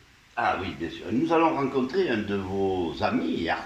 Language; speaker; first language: French; native; French